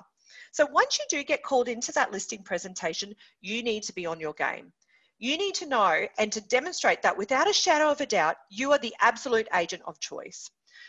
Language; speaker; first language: English; native; English